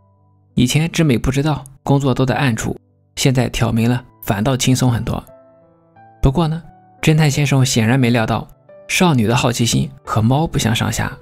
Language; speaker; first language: Chinese; native; Chinese